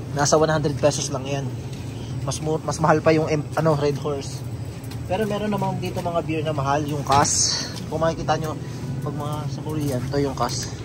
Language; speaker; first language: Filipino; native; Filipino